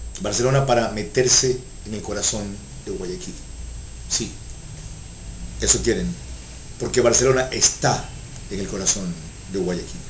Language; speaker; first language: Spanish; native; Spanish